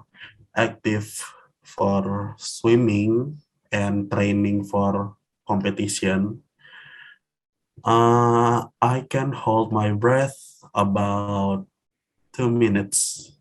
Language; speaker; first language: English; non-native, learner; Indonesian